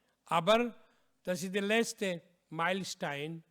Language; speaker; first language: German; non-native, learner; Hindi